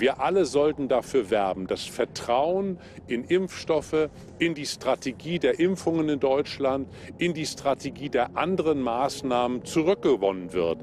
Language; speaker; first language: German; native; German